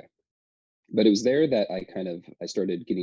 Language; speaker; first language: English; native; English